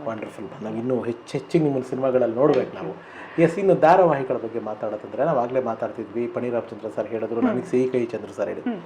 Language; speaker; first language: Kannada; native; Kannada